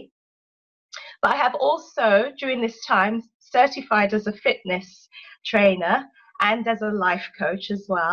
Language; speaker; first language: English; native; English